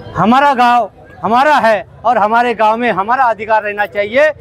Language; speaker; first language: Hindi; non-native, local second language; Marathi